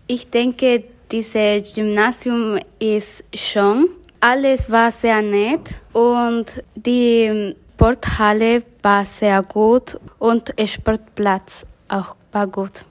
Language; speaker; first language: German; non-native, learner; Spanish